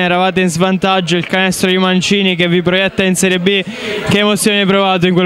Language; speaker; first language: Italian; native; Italian